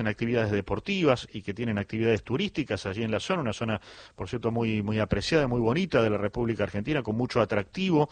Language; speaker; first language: Spanish; native; Spanish